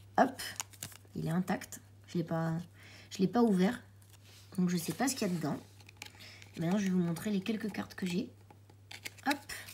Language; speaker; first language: French; native; French